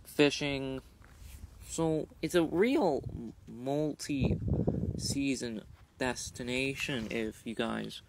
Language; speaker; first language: English; native; English